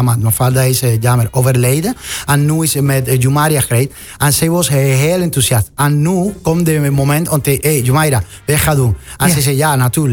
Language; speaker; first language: Dutch; non-native, fluent; Spanish